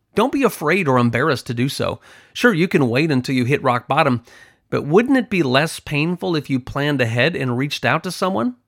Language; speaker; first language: English; native; English